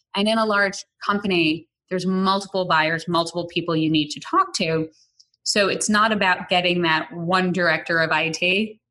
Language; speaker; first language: English; native; English